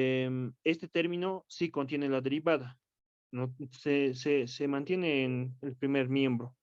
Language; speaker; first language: Spanish; native; Spanish